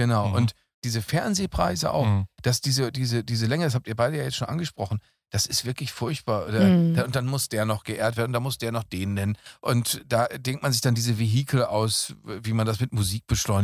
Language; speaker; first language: German; native; German